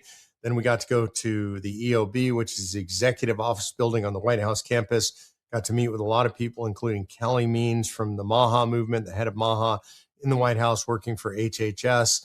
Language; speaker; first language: English; native; English